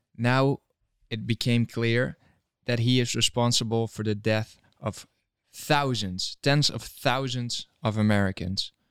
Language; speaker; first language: English; non-native, fluent; Dutch